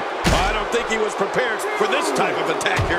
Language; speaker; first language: English; native; English